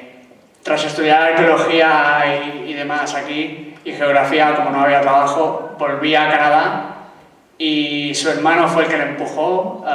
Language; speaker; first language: Spanish; native; Spanish